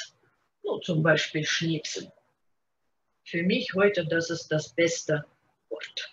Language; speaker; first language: German; non-native, fluent; Russian